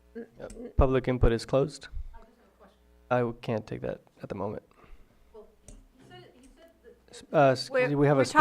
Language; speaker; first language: English; native; English